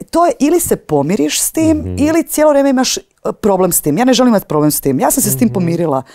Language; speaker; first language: Croatian; native; Croatian